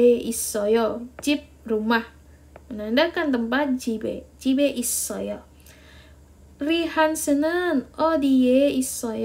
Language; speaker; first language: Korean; non-native, learner; Indonesian